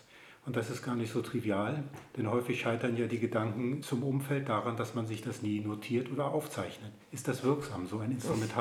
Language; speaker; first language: German; native; German